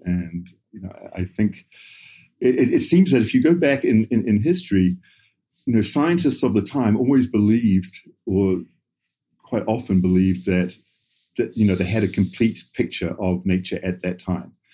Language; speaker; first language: English; native; English